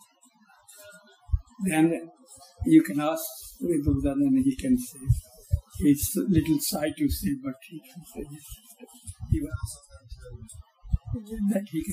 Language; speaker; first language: English; non-native, local second language; Hindi